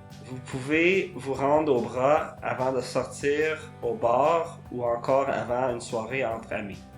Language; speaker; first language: French; native; French